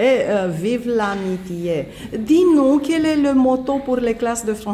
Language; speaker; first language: French; non-native, fluent; Romanian